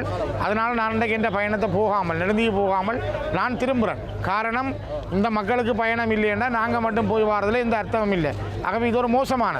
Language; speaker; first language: Tamil; native; Tamil